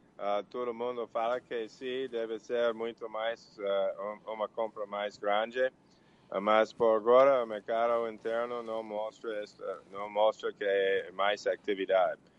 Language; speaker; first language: Portuguese; non-native, learner; English